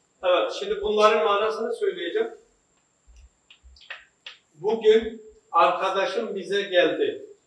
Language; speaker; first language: Turkish; non-native, fluent; Urdu